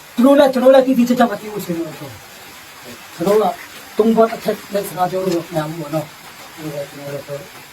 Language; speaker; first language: Burmese; non-native, local second language; Tedim Chin